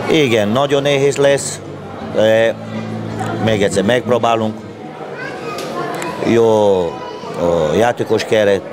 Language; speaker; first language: Hungarian; non-native, fluent; Romanian